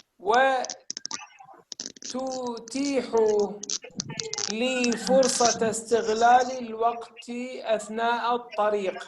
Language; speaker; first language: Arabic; non-native, fluent; Turkish